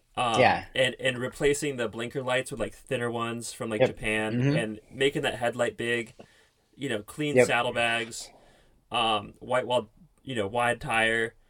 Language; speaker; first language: English; native; English